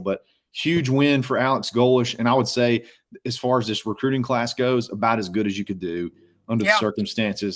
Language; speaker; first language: English; native; English